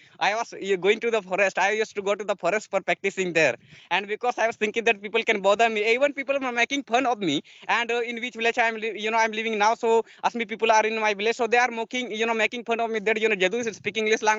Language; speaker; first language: English; non-native, learner; Santali